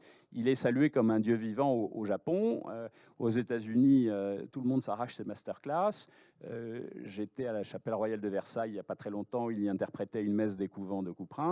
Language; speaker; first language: French; native; French